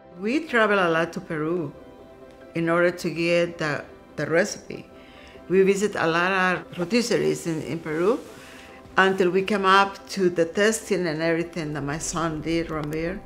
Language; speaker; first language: English; non-native, fluent; Spanish